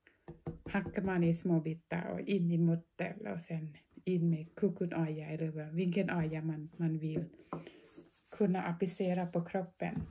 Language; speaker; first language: Swedish; non-native, fluent; Thai